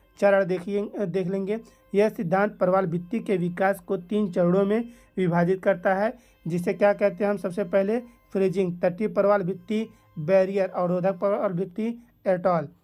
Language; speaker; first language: Hindi; native; Hindi